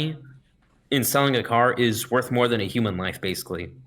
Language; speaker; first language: English; native; English